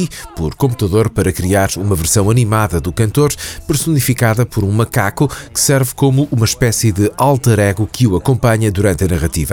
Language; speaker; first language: Portuguese; native; Portuguese